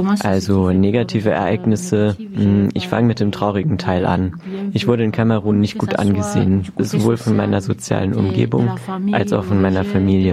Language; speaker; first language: German; non-native, fluent; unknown